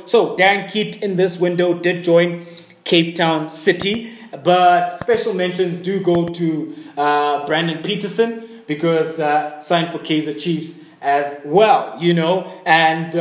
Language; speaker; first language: English; native; English